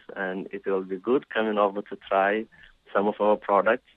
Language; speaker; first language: English; non-native, fluent; Somali